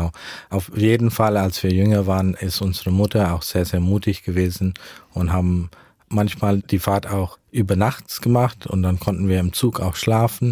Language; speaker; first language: German; early bilingual, heritage; German